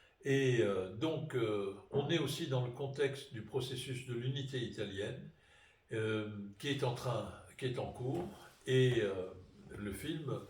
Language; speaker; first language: French; native; French